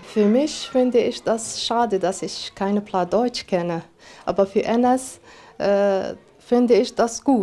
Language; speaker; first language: German; non-native, fluent; Arabic